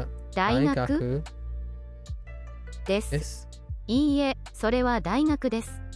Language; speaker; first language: Japanese; non-native, learner; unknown